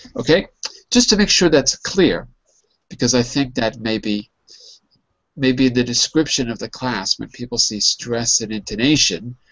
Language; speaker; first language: English; native; English